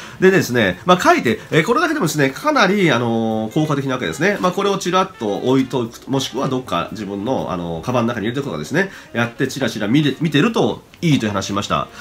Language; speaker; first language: Japanese; native; Japanese